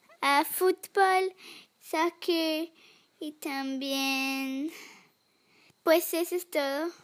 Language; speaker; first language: Spanish; early bilingual, heritage; English